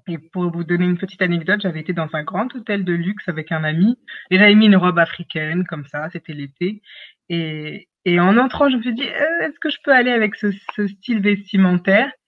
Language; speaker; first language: French; early bilingual, other home language; Wolof